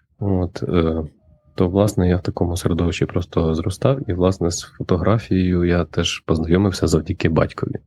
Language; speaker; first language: Ukrainian; native; Ukrainian